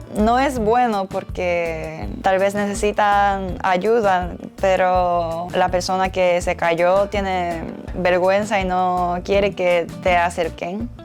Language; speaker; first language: Spanish; non-native, fluent; Japanese